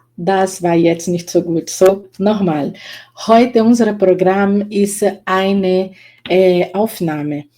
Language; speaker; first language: German; non-native, learner; Portuguese